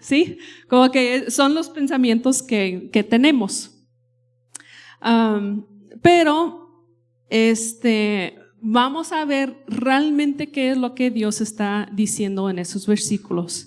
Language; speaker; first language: Spanish; non-native, fluent; English